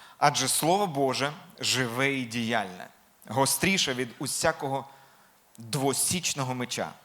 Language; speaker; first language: Ukrainian; non-native, local second language; Russian